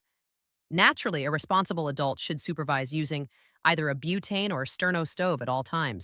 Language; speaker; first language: English; native; English